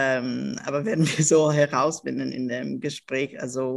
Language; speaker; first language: German; non-native, local second language; English